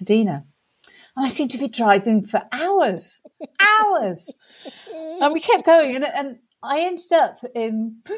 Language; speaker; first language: English; native; English